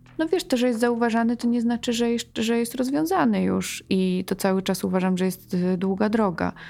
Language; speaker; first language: Polish; early bilingual, heritage; Polish